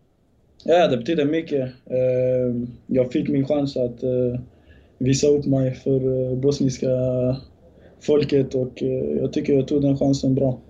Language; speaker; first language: Swedish; early bilingual, other home language; Bosnian